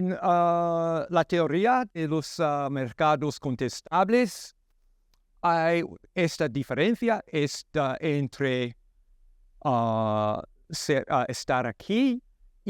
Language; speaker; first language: Spanish; non-native, learner; English